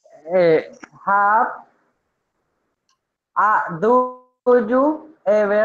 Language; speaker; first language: English; non-native, learner; Spanish